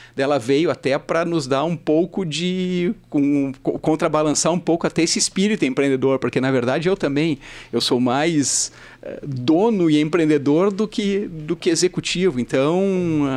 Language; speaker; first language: Portuguese; native; Portuguese